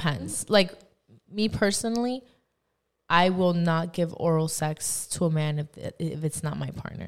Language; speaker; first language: English; non-native, fluent; Spanish